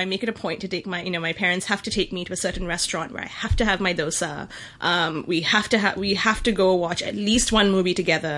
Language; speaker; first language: English; native; English